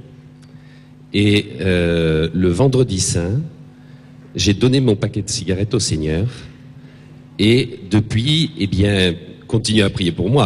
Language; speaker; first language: French; native; French